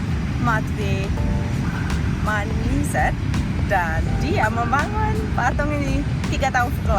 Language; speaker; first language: Indonesian; non-native, fluent; Russian